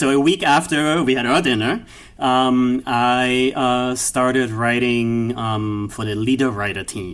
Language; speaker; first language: English; non-native, fluent; German